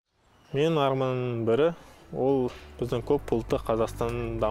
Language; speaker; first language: Kazakh; non-native, local second language; Kurdish